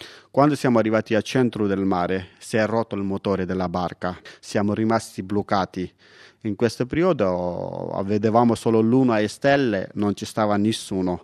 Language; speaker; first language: Italian; non-native, fluent; Pashto